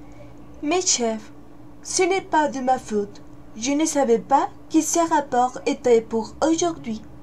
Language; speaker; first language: French; non-native, learner; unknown